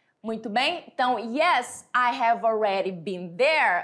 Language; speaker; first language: English; non-native, fluent; Portuguese